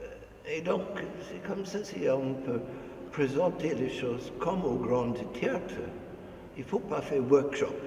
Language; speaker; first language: French; non-native, fluent; English